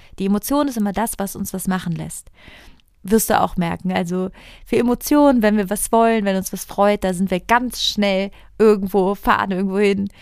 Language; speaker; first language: German; non-native, fluent; Italian